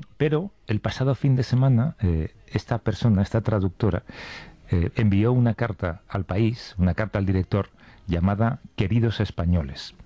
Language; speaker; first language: Spanish; native; Spanish